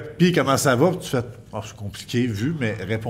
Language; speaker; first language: French; native; French